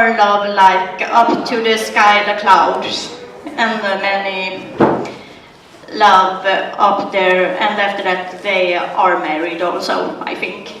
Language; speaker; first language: English; non-native, learner; Swedish